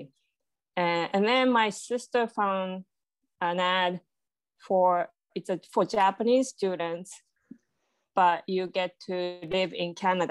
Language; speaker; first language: English; non-native, fluent; Japanese